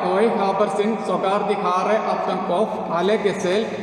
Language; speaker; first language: German; non-native, learner; Malayalam